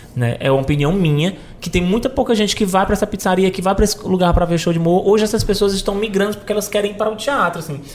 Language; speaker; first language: Portuguese; native; Portuguese